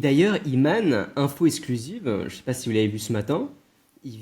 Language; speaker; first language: French; native; French